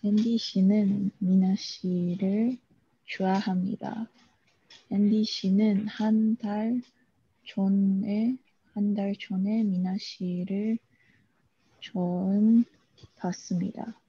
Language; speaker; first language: Korean; non-native, learner; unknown